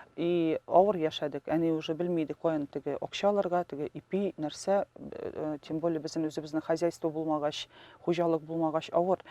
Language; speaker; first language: Tatar; non-native, local second language; Russian